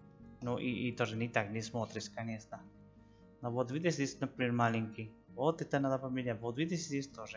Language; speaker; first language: Russian; non-native, learner; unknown